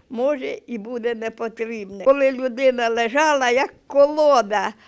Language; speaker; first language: Ukrainian; native; Ukrainian